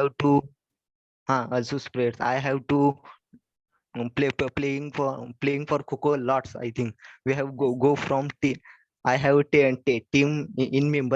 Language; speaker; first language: English; non-native, learner; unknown